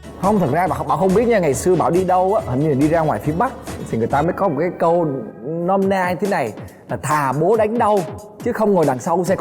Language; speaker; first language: Vietnamese; native; Vietnamese